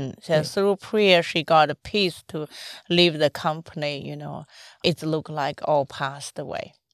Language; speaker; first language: English; non-native, fluent; Chinese